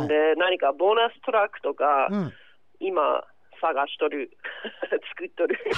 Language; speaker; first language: Japanese; non-native, fluent; English